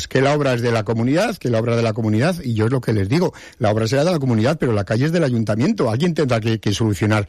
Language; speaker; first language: Spanish; native; Spanish